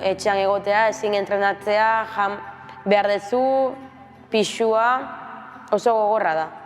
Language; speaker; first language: Basque; early bilingual, other home language; Spanish